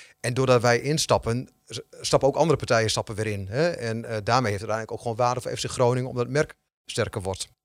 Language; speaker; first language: Dutch; native; Dutch